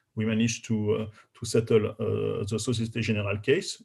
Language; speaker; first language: English; non-native, fluent; French